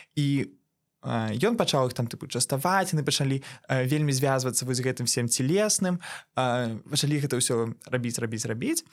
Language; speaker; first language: Belarusian; non-native, local second language; Russian